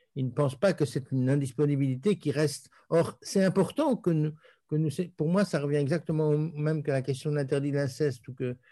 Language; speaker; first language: French; native; French